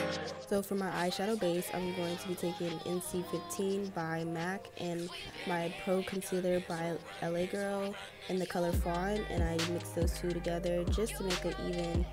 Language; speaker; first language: English; native; English